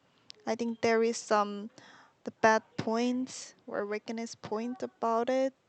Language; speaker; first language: English; non-native, learner; Korean